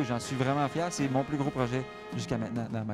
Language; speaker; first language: French; native; French